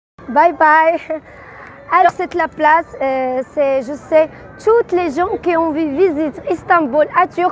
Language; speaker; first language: French; non-native, learner; Arabic